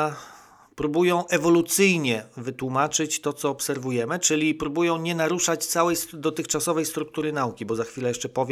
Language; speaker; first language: Polish; native; Polish